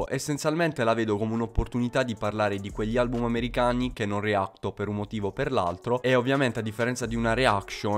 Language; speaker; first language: Italian; native; Italian